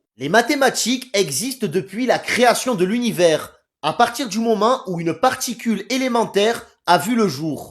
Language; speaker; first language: French; native; French